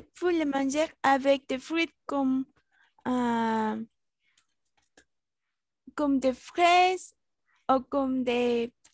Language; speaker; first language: French; non-native, learner; Spanish